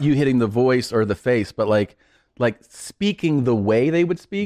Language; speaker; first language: English; early bilingual, other home language; Spanish